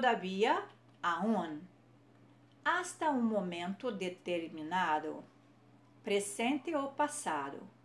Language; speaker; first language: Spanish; non-native, fluent; Portuguese